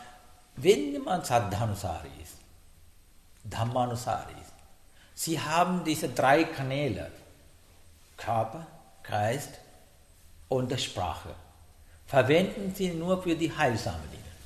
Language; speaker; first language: German; non-native, learner; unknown